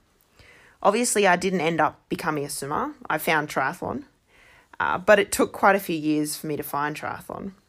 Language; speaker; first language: English; native; English